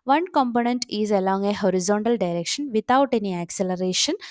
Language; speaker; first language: English; non-native, local second language; Malayalam